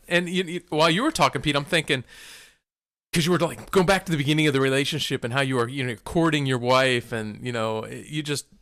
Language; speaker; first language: English; native; English